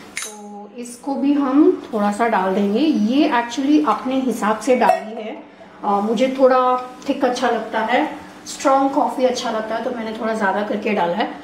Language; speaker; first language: Hindi; non-native, local second language; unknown